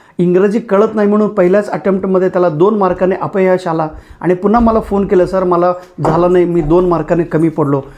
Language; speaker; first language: Marathi; non-native, local second language; Kannada